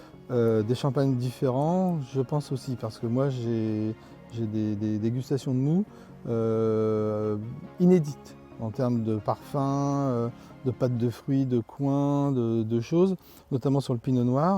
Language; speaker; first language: French; native; French